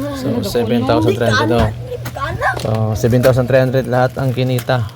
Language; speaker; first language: Filipino; non-native, local second language; Cebuano